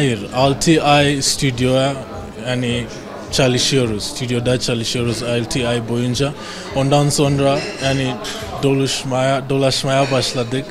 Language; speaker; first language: Turkish; non-native, fluent; Swahili